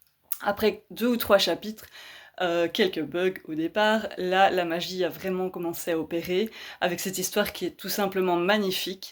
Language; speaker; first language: French; native; French